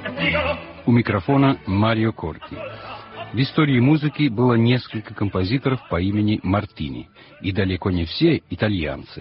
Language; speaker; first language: Russian; non-native, fluent; Italian